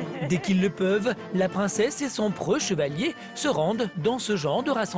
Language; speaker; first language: French; native; French